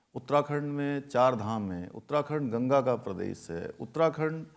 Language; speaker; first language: Hindi; native; Hindi